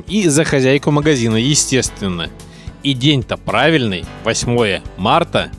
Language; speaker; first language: Russian; native; Russian